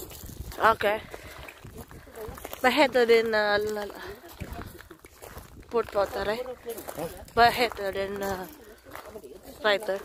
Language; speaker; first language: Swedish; non-native, learner; Filipino